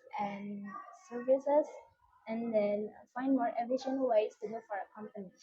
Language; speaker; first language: English; non-native, learner; Indonesian